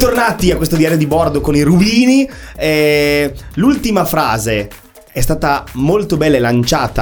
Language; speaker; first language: Italian; native; Italian